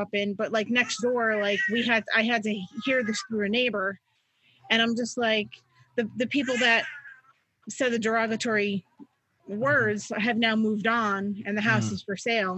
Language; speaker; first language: English; native; English